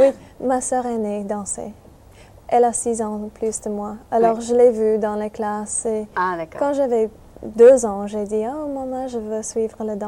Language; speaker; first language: French; non-native, fluent; English